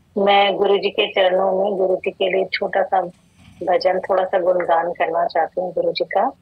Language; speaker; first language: Hindi; native; Hindi